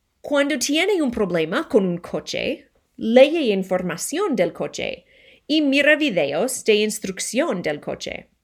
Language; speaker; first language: Spanish; non-native, fluent; English